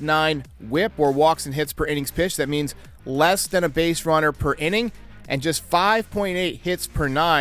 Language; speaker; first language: English; native; English